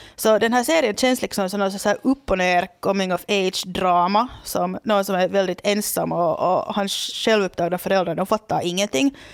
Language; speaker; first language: Swedish; native; Swedish